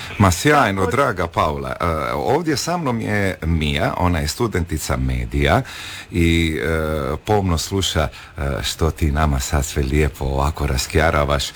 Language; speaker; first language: Croatian; native; Croatian